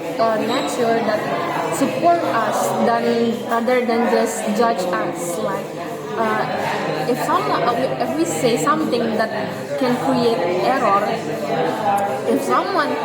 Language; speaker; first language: English; non-native, learner; Indonesian